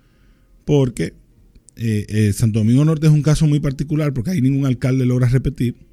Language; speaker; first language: Spanish; native; Spanish